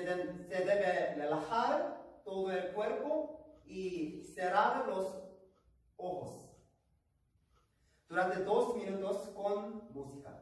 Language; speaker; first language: Spanish; non-native, learner; Korean